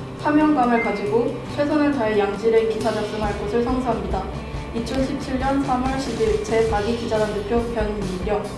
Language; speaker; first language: Korean; native; Korean